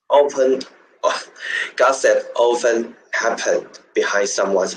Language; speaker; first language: English; non-native, learner; Chinese